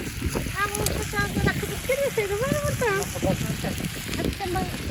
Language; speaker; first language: Turkish; native; Turkish